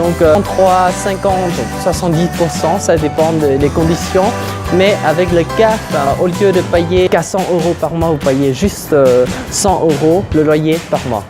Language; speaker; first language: French; non-native, fluent; Vietnamese